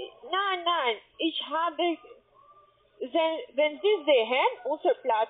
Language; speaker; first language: German; non-native, learner; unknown